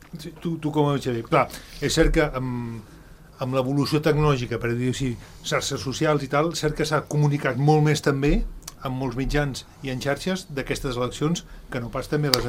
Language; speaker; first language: Catalan; native; Catalan